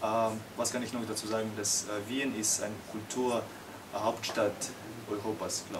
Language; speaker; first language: German; non-native, learner; Russian